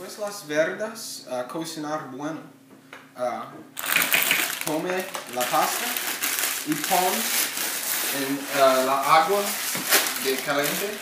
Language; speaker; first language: Spanish; non-native, learner; English